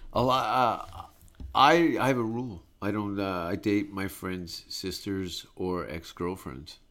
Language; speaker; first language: English; native; English